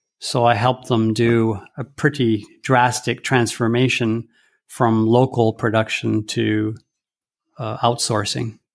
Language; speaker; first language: English; early bilingual, heritage; English